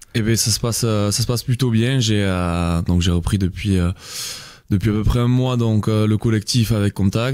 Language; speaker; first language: French; native; French